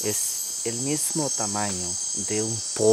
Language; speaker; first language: Spanish; non-native, local second language; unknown